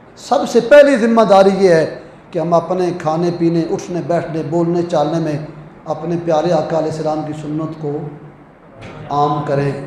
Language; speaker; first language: Urdu; non-native, local second language; Punjabi